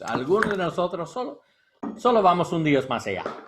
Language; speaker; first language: Spanish; non-native, learner; English